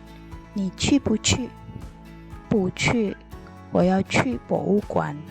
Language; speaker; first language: Chinese; non-native, fluent; Indonesian